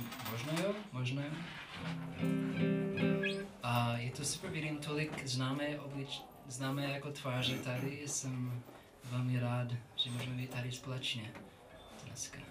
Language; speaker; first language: Czech; non-native, learner; English